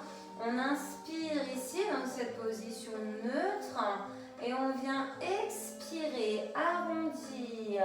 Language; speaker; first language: French; native; French